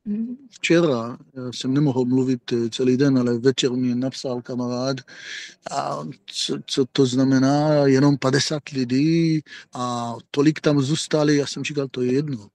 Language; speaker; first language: Czech; non-native, fluent; Hebrew